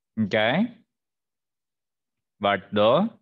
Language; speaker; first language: Swedish; non-native, fluent; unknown